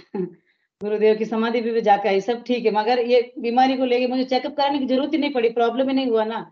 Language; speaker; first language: Hindi; native; Hindi